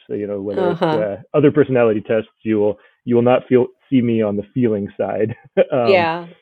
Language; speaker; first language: English; native; English